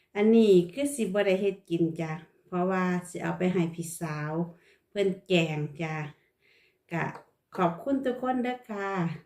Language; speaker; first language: Thai; native; Thai